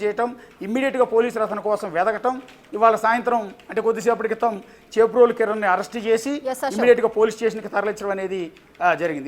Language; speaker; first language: Telugu; native; Telugu